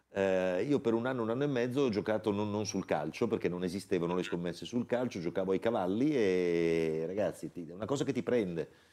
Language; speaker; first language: Italian; native; Italian